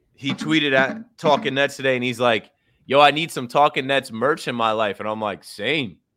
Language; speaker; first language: English; native; English